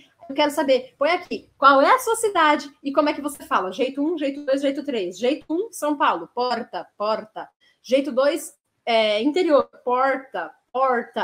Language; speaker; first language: Portuguese; native; Portuguese